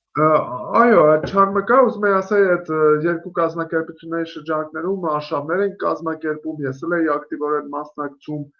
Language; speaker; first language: Armenian; native; Armenian